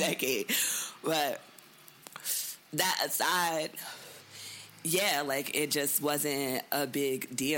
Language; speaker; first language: English; native; English